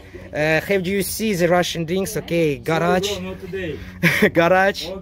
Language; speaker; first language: English; non-native, learner; Russian